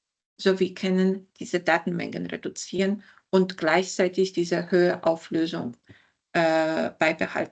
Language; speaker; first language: German; non-native, fluent; Polish